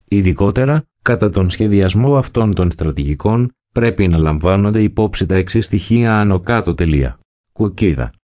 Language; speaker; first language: Greek; native; Greek